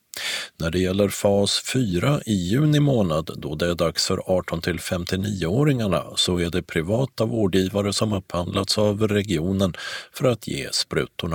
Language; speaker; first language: Swedish; native; Swedish